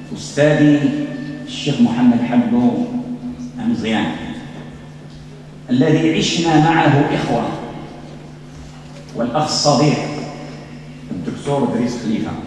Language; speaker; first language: Arabic; native; Arabic